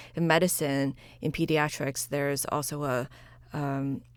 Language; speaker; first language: English; early bilingual, other home language; Chinese